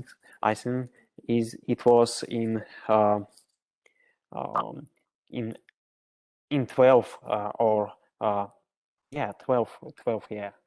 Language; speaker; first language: English; non-native, learner; Russian